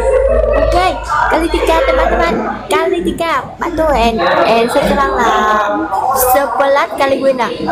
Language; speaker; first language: Indonesian; non-native, learner; Vietnamese